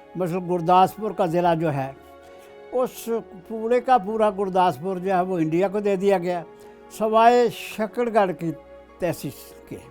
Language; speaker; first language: Urdu; non-native, local second language; Punjabi